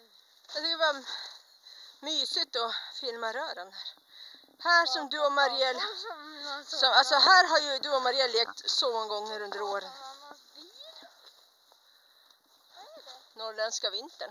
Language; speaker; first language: Swedish; native; Swedish